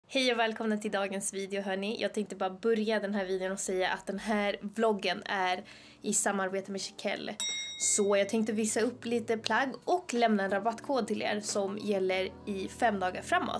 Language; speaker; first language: Swedish; native; Swedish